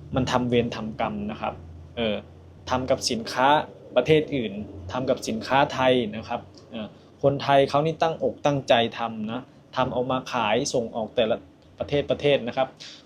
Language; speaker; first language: Thai; native; Thai